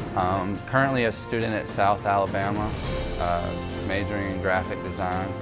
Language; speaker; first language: English; native; English